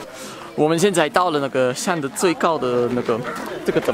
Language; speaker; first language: Chinese; non-native, fluent; German